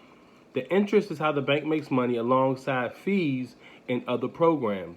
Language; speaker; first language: English; native; English